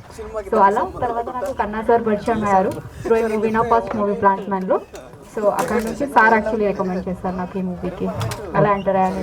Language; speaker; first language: Telugu; non-native, local second language; Odia